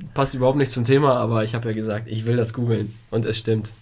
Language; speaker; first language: German; early bilingual, other home language; Polish